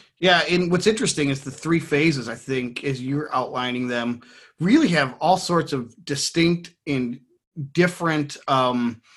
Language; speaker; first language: English; native; English